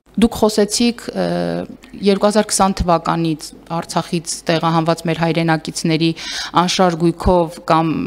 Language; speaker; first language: Armenian; native; Armenian